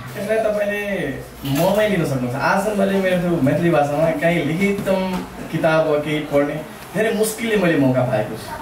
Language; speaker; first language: Nepali; non-native, local second language; Maithili